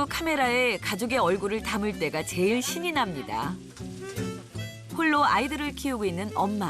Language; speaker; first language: Korean; native; Korean